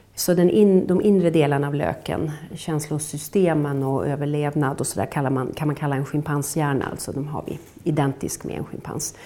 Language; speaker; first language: Swedish; native; Swedish